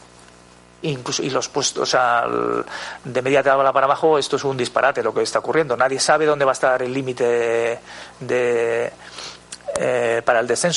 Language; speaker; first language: Spanish; native; Spanish